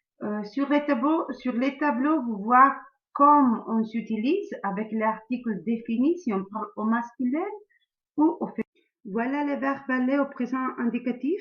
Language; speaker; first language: French; non-native, learner; Italian